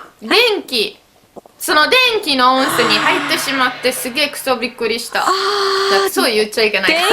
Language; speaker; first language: Japanese; non-native, fluent; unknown